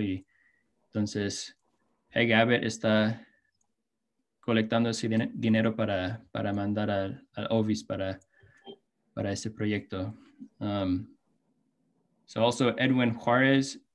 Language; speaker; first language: Spanish; non-native, fluent; English